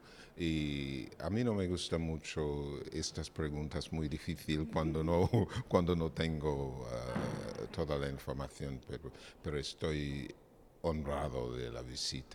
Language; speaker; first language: Spanish; non-native, fluent; English